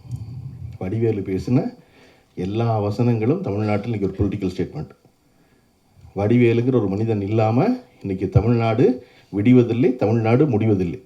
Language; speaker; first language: Tamil; native; Tamil